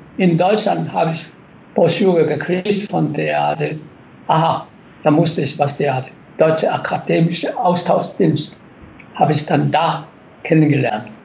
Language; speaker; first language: German; non-native, fluent; Chinese